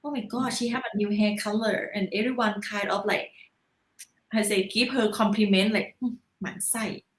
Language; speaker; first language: English; non-native, learner; Thai